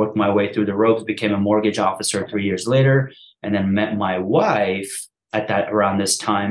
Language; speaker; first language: English; early bilingual, other home language; Persian